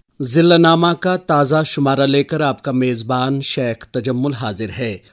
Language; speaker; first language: Urdu; non-native, local second language; Kashmiri